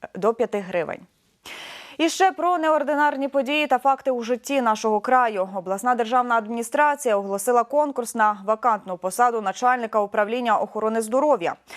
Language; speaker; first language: Ukrainian; native; Ukrainian